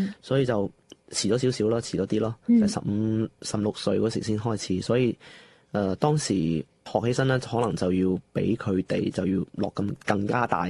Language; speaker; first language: Cantonese; non-native, local second language; Chinese